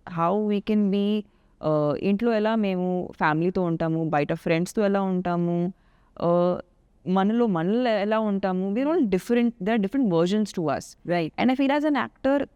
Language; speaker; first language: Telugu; non-native, local second language; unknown